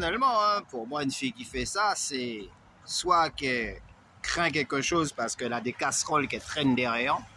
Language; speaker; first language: French; native; French